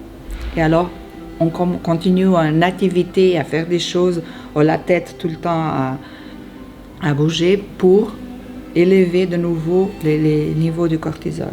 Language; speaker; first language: French; non-native, fluent; Portuguese